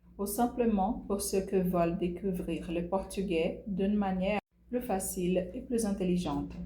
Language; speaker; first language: French; non-native, fluent; Portuguese